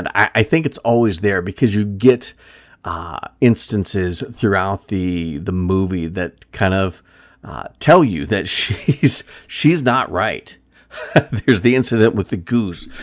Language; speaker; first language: English; early bilingual, other home language; German